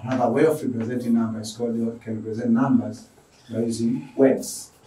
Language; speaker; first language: English; non-native, local second language; Swahili